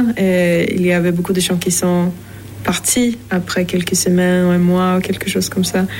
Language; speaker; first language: French; non-native, fluent; Swedish